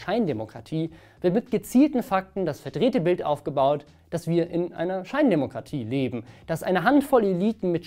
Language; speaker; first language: German; native; German